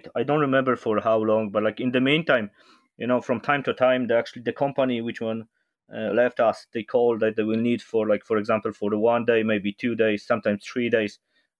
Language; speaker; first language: English; non-native, learner; Polish